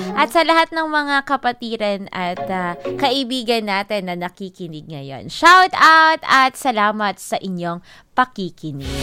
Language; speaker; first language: Filipino; non-native, local second language; Hiligaynon